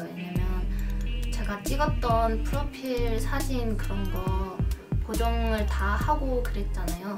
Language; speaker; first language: Korean; non-native, fluent; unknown